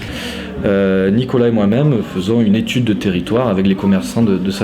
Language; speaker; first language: French; native; French